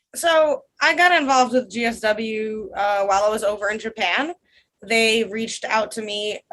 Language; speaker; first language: English; non-native, fluent; Russian